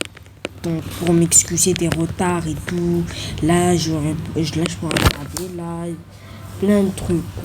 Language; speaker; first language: French; native; French